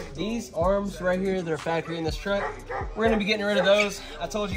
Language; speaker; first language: English; native; English